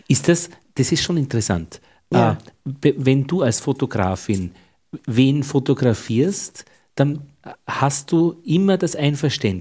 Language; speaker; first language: German; native; German